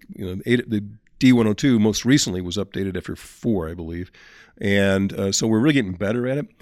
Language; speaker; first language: English; native; English